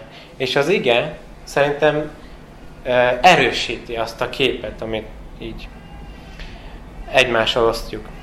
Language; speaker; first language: Hungarian; non-native, fluent; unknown